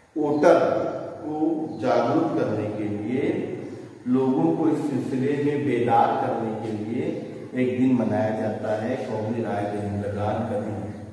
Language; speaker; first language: Urdu; native; Urdu